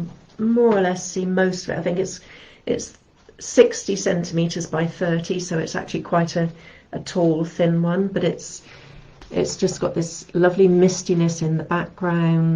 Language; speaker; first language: English; native; English